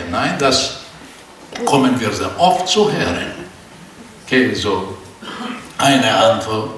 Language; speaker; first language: German; non-native, fluent; Portuguese